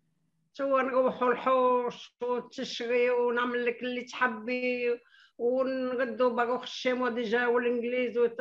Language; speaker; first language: Italian; non-native, local second language; Arabic